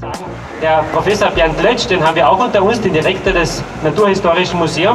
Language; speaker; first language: German; native; German